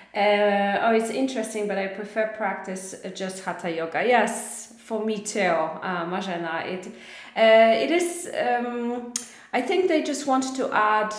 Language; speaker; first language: English; non-native, fluent; Polish